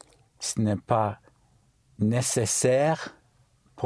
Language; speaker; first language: French; non-native, learner; English